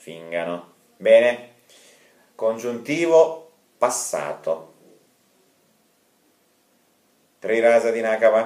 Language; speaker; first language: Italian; non-native, fluent; Russian